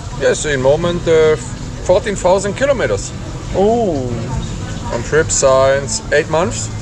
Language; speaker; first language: English; non-native, learner; German